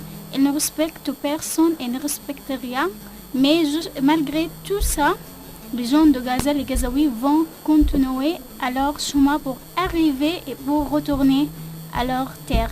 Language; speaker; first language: French; non-native, learner; Arabic